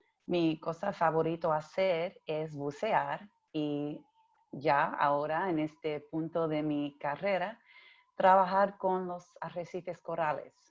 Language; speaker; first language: Spanish; early bilingual, heritage; English